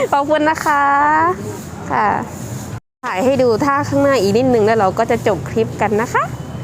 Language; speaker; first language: Thai; native; Thai